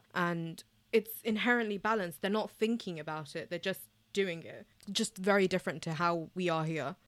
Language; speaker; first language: English; early bilingual, other home language; Bangla